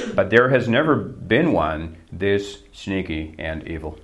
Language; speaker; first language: English; non-native, fluent; Czech